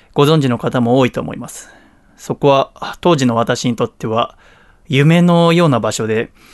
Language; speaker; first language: Japanese; native; Japanese